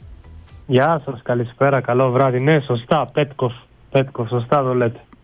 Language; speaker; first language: Greek; early bilingual, other home language; Bulgarian